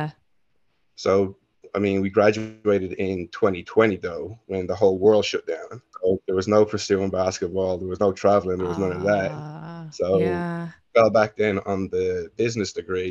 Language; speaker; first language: English; native; English